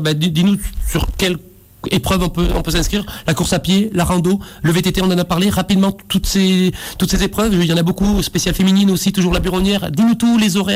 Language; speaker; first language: French; native; French